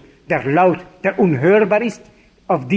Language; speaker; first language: German; non-native, fluent; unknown